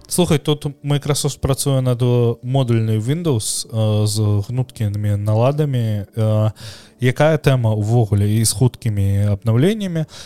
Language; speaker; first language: Belarusian; non-native, local second language; Russian